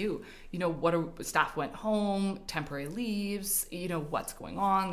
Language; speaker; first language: English; native; English